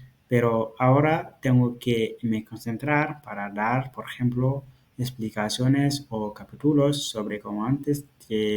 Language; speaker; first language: Spanish; non-native, fluent; Fula